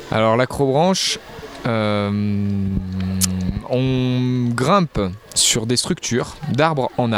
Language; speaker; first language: French; native; French